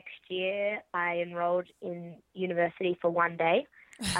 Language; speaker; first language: English; native; English